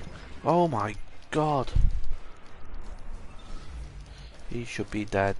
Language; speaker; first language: English; native; English